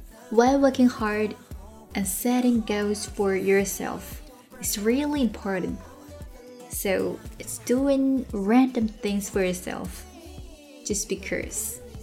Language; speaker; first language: English; non-native, fluent; Chinese